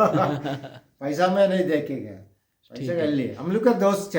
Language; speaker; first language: Hindi; non-native, local second language; Malayalam